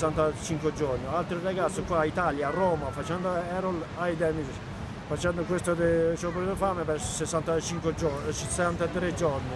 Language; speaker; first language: Italian; non-native, learner; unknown